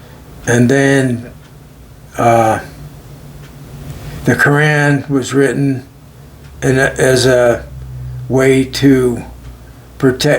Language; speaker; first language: English; native; English